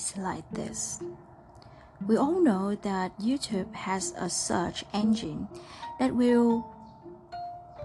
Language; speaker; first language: English; non-native, fluent; Vietnamese